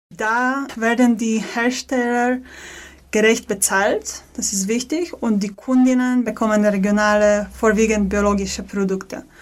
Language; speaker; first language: German; non-native, fluent; Polish